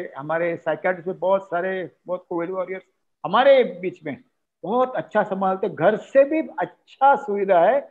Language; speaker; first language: Hindi; non-native, local second language; Marathi